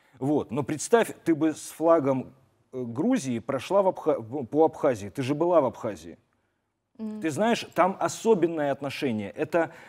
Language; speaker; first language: Russian; native; Russian